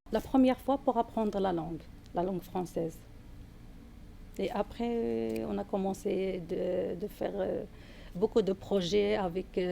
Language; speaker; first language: French; non-native, learner; Arabic